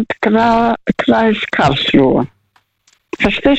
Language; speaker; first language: German; non-native, fluent; Russian